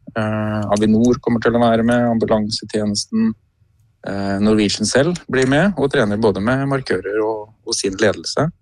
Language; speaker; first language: Norwegian; native; Norwegian